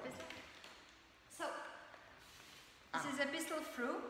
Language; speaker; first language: German; non-native, learner; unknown